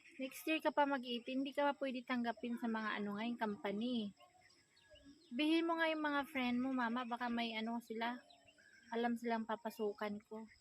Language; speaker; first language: Filipino; native; Filipino